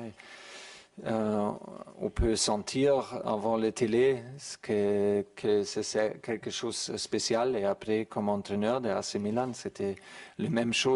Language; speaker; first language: French; non-native, learner; German